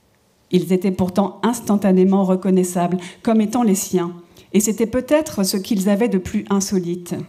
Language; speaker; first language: French; native; French